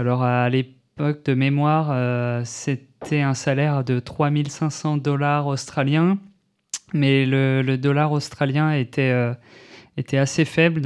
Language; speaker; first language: French; native; French